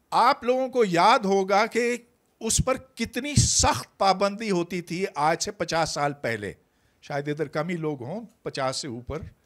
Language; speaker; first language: Urdu; native; Urdu